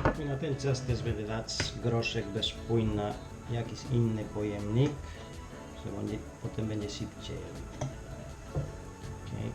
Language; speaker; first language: Polish; non-native, learner; Spanish